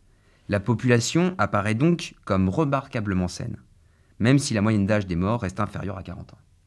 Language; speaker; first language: French; native; French